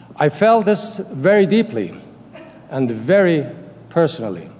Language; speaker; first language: English; non-native, fluent; Persian